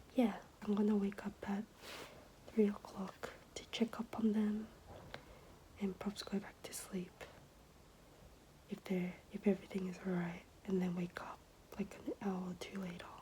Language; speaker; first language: English; non-native, fluent; Korean